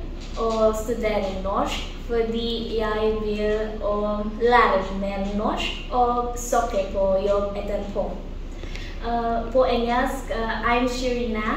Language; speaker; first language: Norwegian; non-native, learner; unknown